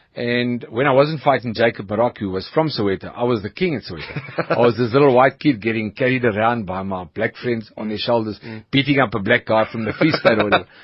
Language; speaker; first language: English; native; English